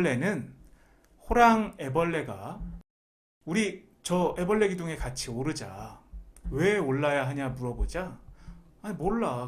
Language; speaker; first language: Korean; native; Korean